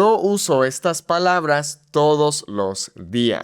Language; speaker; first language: Spanish; non-native, fluent; English